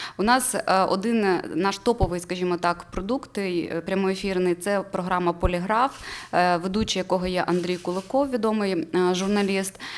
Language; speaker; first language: Ukrainian; native; Ukrainian